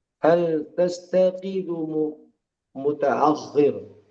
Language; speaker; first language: Arabic; non-native, learner; Indonesian